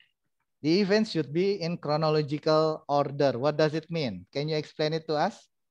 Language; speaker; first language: English; non-native, fluent; Indonesian